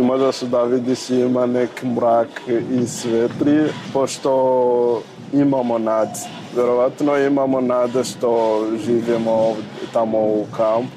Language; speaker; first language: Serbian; non-native, learner; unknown